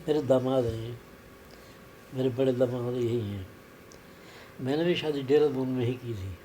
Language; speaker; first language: Urdu; non-native, local second language; Punjabi